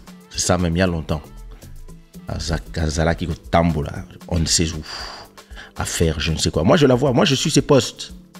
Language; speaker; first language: French; non-native, local second language; Lingala